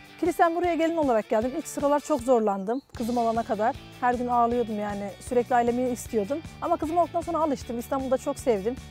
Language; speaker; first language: Turkish; native; Turkish